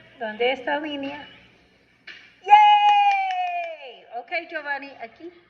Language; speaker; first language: Spanish; non-native, learner; English